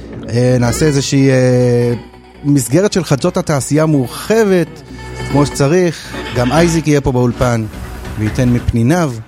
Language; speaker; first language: Hebrew; native; Hebrew